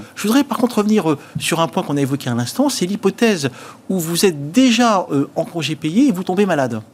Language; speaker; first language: French; native; French